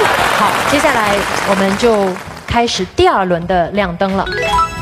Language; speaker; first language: Chinese; native; Chinese